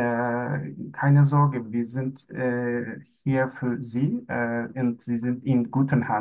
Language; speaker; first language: German; non-native, learner; Turkish